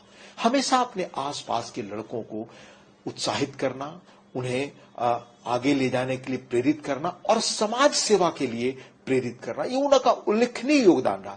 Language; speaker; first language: Hindi; native; Hindi